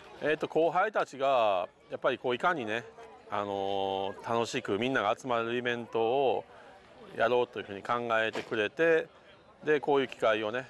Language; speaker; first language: Japanese; native; Japanese